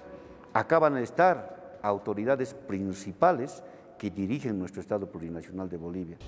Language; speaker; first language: Spanish; native; Spanish